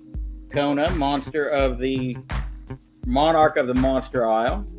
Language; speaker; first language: English; native; English